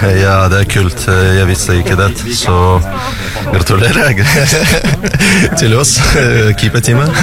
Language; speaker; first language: Norwegian; non-native, learner; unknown